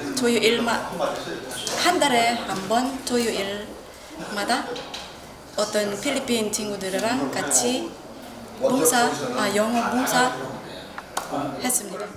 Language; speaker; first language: Korean; non-native, learner; Filipino